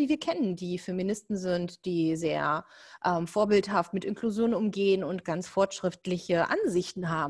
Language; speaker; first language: German; native; German